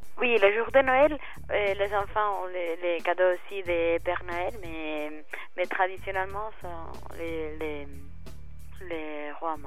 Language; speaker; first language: French; non-native, fluent; Spanish